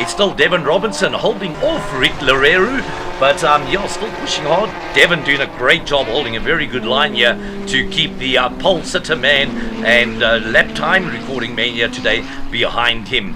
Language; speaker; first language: English; native; English